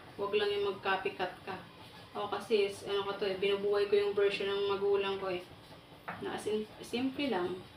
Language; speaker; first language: Filipino; non-native, local second language; Waray